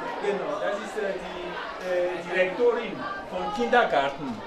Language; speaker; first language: German; non-native, learner; French